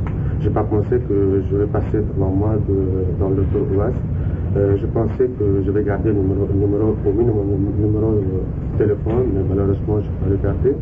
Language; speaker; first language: French; non-native, learner; Arabic